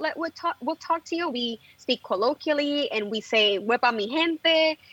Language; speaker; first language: English; non-native, fluent; Spanish